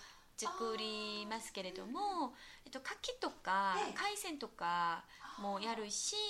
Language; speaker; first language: Japanese; non-native, fluent; Korean